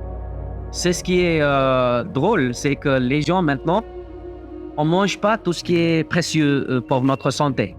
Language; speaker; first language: French; non-native, fluent; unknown